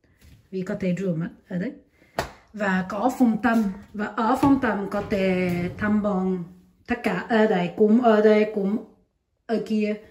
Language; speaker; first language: Vietnamese; non-native, learner; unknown